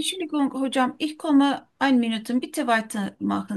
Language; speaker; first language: German; non-native, learner; Turkish